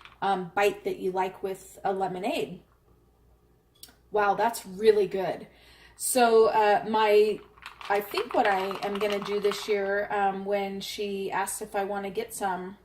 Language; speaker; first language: English; native; English